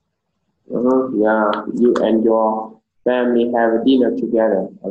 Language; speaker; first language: English; non-native, learner; Vietnamese